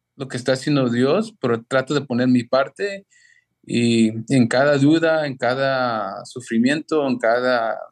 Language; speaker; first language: Spanish; early bilingual, heritage; Spanish